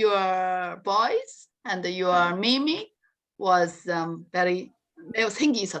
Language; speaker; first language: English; non-native, learner; Korean